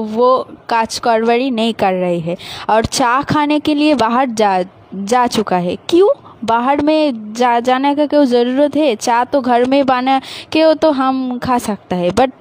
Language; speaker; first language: Hindi; non-native, local second language; Bangla